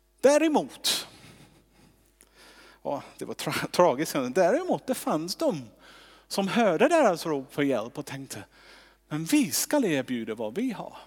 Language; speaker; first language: Swedish; non-native, fluent; English